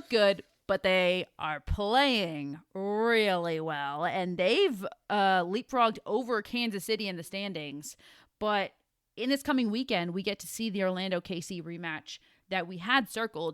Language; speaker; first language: English; native; English